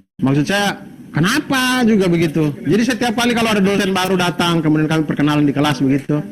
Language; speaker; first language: Indonesian; native; Indonesian